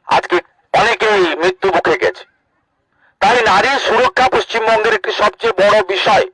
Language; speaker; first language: Bangla; native; Bangla